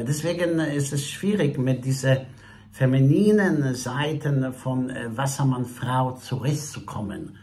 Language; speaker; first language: German; non-native, fluent; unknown